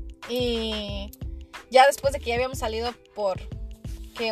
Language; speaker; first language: Spanish; early bilingual, heritage; Spanish